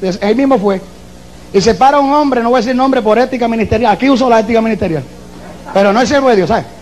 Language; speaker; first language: Spanish; native; Spanish